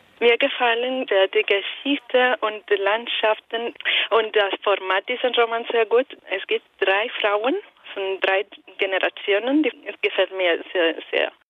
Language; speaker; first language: German; non-native, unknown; Italian